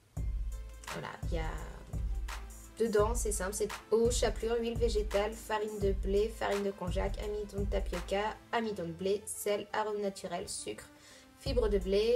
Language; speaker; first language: French; native; French